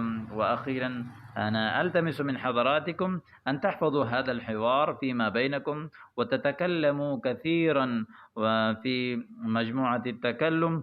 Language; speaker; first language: Arabic; non-native, fluent; Urdu